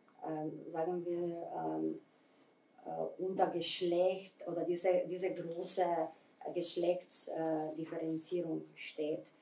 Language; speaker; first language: German; non-native, fluent; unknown